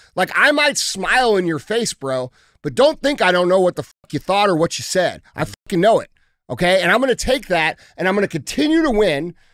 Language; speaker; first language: English; native; English